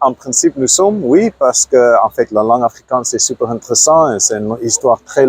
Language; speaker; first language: French; non-native, fluent; Afrikaans